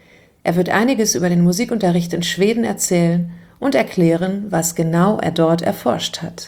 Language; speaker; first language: German; native; German